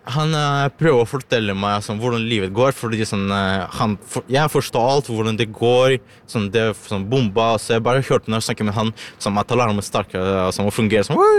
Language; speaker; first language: Norwegian; non-native, learner; Ukrainian